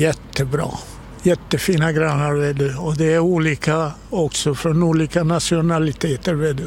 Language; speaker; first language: Swedish; non-native, fluent; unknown